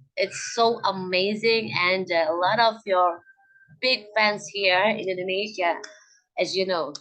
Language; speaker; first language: English; non-native, learner; Indonesian